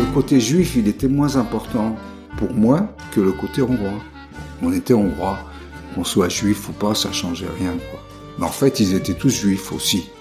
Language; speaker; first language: French; native; French